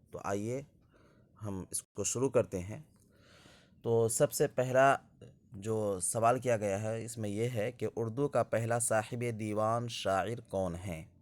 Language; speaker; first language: Urdu; native; Urdu